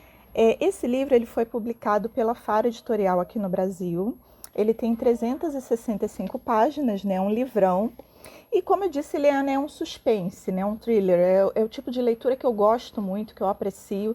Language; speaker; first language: Portuguese; native; Portuguese